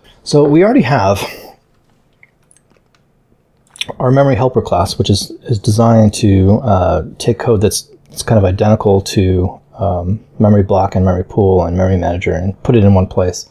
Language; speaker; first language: English; native; English